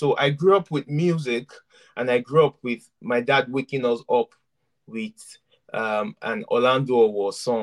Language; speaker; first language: English; non-native, local second language; Yoruba